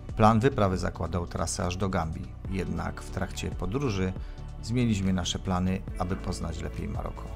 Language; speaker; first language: Polish; native; Polish